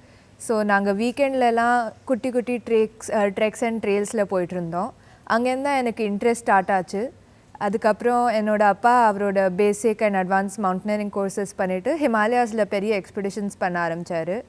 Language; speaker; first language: Tamil; early bilingual, heritage; Tamil